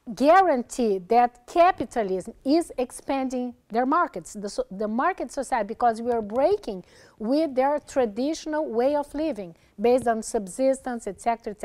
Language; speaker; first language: English; non-native, fluent; Portuguese